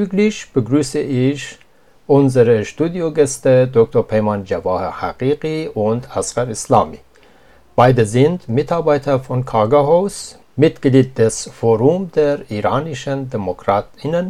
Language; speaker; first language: German; non-native, fluent; Persian